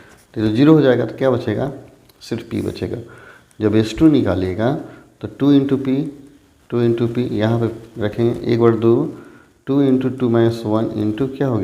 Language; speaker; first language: Hindi; native; Hindi